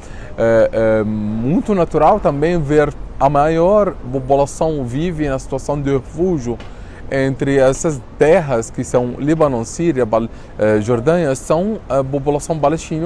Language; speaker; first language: Portuguese; non-native, fluent; Arabic